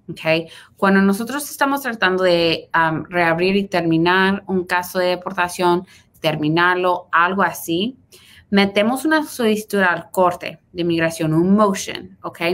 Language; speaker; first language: Spanish; early bilingual, heritage; Spanish